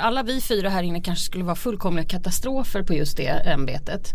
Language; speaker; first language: Swedish; native; Swedish